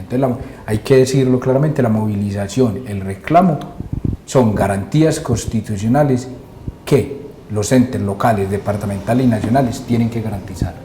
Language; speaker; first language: Spanish; native; Spanish